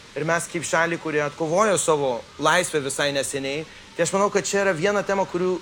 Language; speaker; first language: Lithuanian; early bilingual, heritage; Spanish